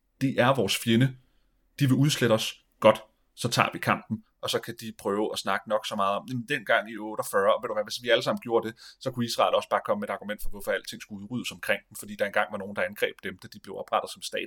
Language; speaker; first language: Danish; native; Danish